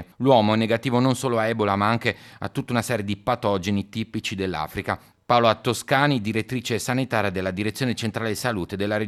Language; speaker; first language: Italian; native; Italian